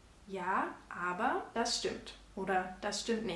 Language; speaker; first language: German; non-native, fluent; Spanish